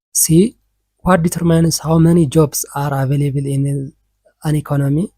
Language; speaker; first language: English; non-native, local second language; Amharic